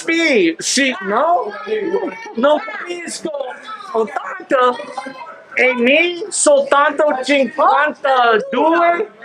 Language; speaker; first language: Italian; non-native, learner; English